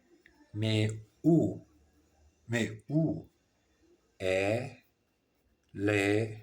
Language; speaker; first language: French; non-native, learner; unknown